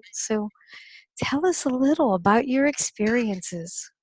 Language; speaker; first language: English; native; English